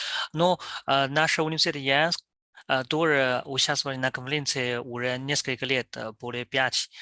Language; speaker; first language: Russian; non-native, learner; Chinese